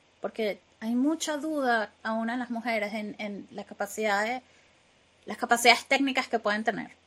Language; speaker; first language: Spanish; native; Spanish